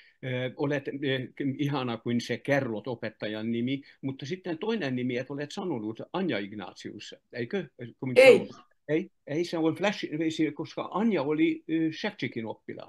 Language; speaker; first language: Finnish; non-native, fluent; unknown